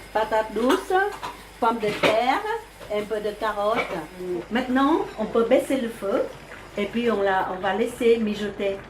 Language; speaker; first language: French; early bilingual, other home language; Vietnamese